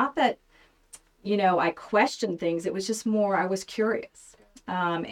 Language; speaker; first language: English; native; English